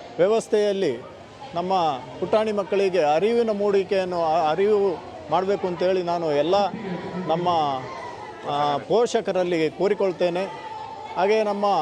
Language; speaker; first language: Kannada; native; Kannada